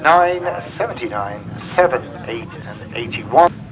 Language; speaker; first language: English; native; English